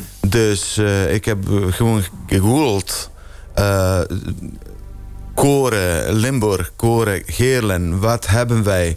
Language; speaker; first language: Dutch; non-native, fluent; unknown